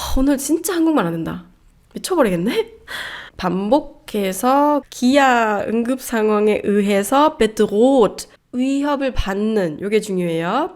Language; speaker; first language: Korean; early bilingual, heritage; Korean